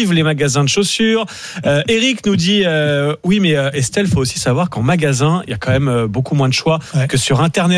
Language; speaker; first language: French; native; French